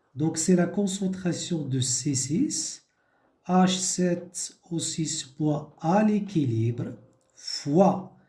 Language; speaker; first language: French; non-native, local second language; Arabic